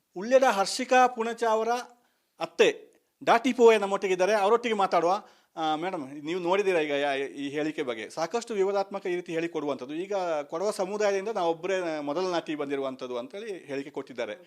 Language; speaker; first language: Kannada; native; Kannada